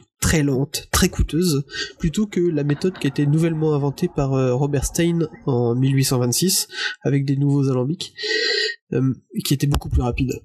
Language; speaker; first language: French; native; French